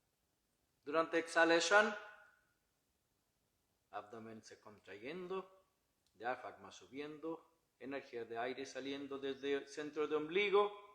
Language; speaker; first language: Spanish; non-native, learner; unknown